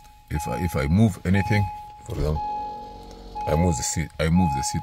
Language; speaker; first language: English; non-native, fluent; Arabic